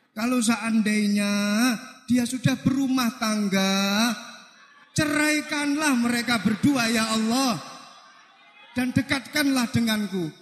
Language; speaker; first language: Indonesian; non-native, local second language; Javanese